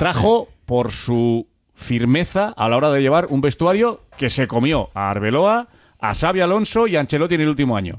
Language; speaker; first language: Spanish; native; Spanish